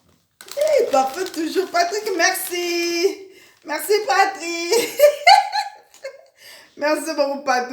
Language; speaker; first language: French; non-native, local second language; Lingala